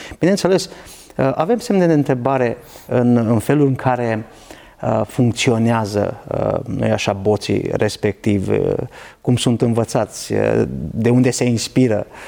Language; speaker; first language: Romanian; non-native, local second language; Hungarian